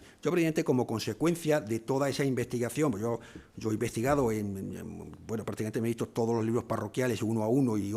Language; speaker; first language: Spanish; native; Spanish